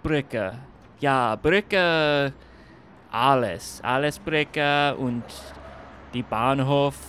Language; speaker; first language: German; non-native, learner; English